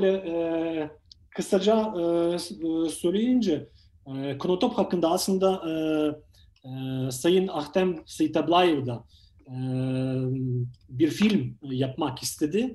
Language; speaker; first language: Turkish; non-native, fluent; Ukrainian